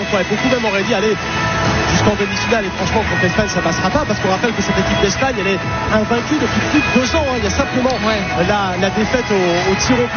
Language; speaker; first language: French; native; French